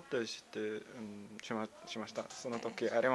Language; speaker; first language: Japanese; non-native, learner; Mongolian